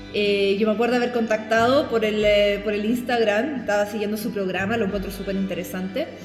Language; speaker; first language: Spanish; native; Spanish